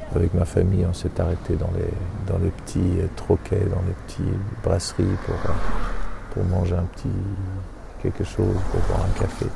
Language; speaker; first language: French; non-native, fluent; German